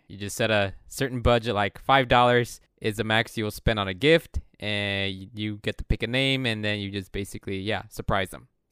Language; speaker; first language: English; early bilingual, other home language; Spanish